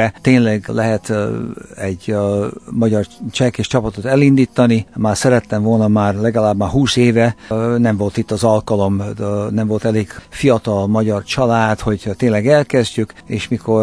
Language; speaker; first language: Hungarian; early bilingual, heritage; Hungarian